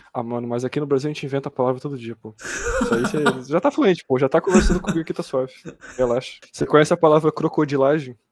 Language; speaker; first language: Portuguese; native; Portuguese